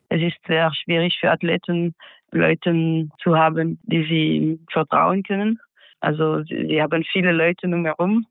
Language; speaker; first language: German; non-native, fluent; French